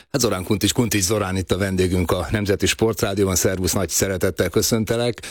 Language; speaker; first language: Hungarian; native; Hungarian